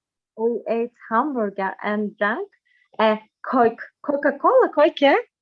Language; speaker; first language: English; non-native, learner; Russian